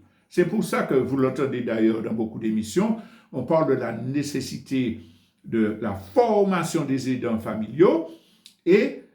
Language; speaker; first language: French; native; French